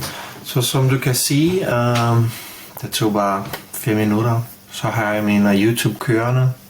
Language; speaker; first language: Danish; non-native, fluent; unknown